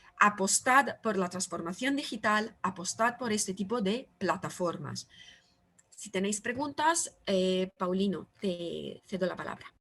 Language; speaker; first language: Spanish; non-native, fluent; Italian